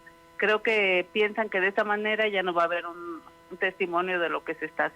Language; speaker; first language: Spanish; native; Spanish